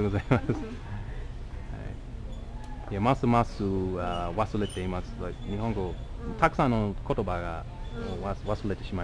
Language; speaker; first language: Japanese; non-native, learner; English